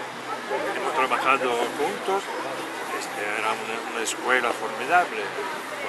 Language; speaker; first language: Spanish; non-native, learner; Italian